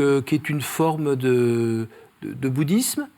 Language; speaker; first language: French; native; French